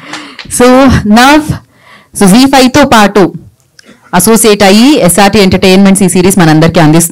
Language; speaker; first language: Telugu; native; Telugu